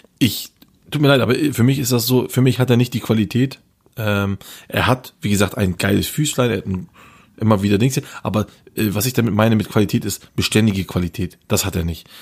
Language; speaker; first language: German; early bilingual, other home language; Turkish